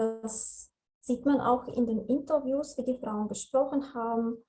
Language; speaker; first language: German; non-native, fluent; Slovenian